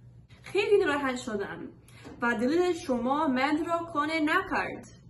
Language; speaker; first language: Persian; non-native, learner; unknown